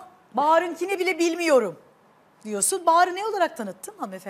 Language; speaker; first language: Turkish; native; Turkish